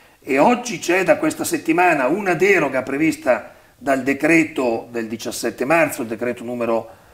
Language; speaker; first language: Italian; native; Italian